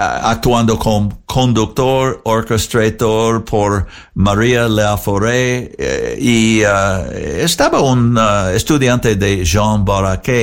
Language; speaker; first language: Spanish; non-native, learner; English